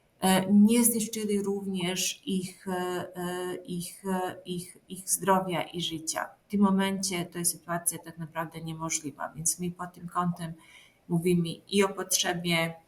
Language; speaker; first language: Polish; non-native, fluent; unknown